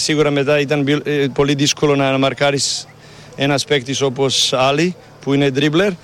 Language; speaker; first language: Greek; non-native, learner; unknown